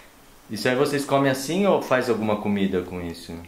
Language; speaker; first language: Portuguese; native; Portuguese